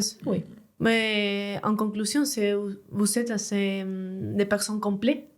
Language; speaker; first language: French; non-native, learner; Spanish